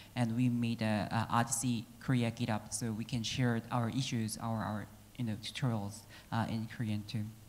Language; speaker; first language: English; non-native, fluent; Korean